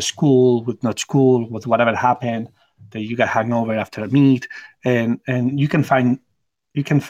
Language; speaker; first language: English; non-native, fluent; Spanish